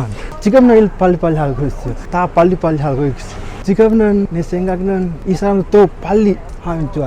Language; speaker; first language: Korean; non-native, learner; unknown